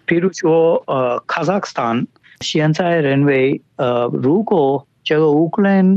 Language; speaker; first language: Chinese; non-native, fluent; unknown